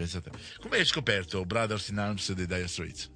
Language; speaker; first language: Italian; native; Italian